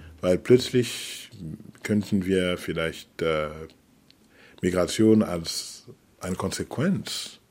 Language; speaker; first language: German; non-native, fluent; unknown